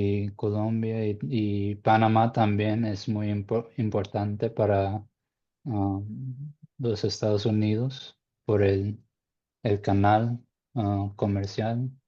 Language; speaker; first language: Spanish; non-native, learner; English